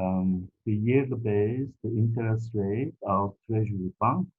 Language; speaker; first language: English; non-native, fluent; Turkish